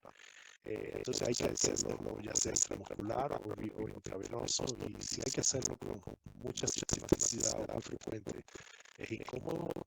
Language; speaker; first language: Spanish; native; Spanish